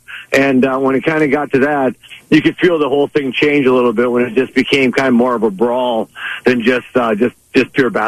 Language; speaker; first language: English; native; English